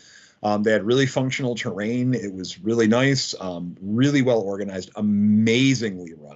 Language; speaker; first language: English; native; English